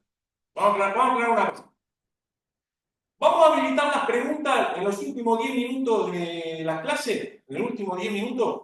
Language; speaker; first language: Spanish; native; Spanish